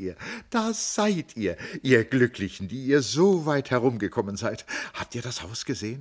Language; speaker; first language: German; native; German